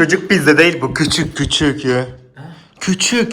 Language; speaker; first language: Turkish; native; Turkish